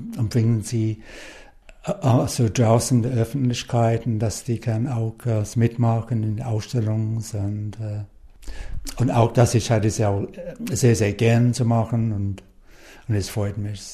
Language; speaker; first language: German; non-native, learner; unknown